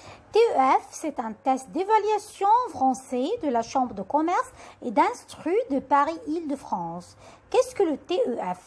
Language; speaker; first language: French; non-native, fluent; Arabic